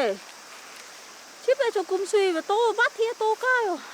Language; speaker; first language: Korean; non-native, learner; Vietnamese